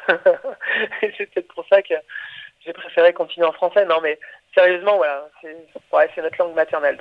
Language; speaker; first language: French; native; French